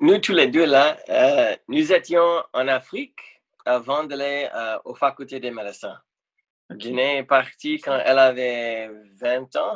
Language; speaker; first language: French; non-native, fluent; English